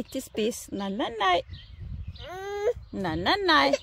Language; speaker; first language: Danish; non-native, learner; English